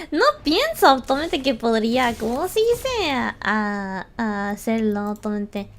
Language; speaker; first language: Spanish; non-native, learner; English